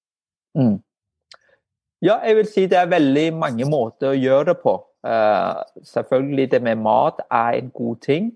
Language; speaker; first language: Norwegian; non-native, fluent; Vietnamese